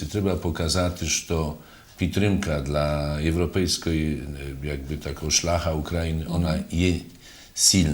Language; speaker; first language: Ukrainian; non-native, fluent; Polish